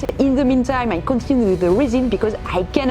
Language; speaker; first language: English; non-native, fluent; French